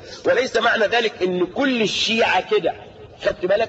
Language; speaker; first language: Arabic; native; Arabic